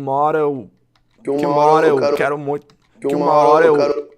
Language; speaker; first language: Portuguese; non-native, learner; English